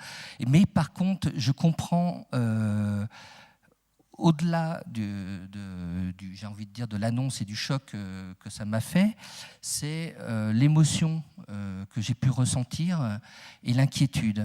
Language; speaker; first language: French; native; French